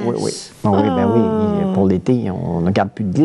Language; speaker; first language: French; native; French